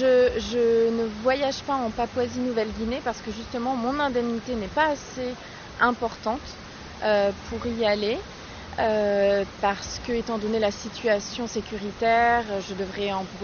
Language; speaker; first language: French; native; French